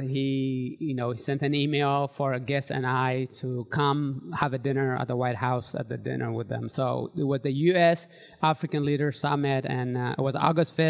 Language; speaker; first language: English; early bilingual, other home language; Tigrinya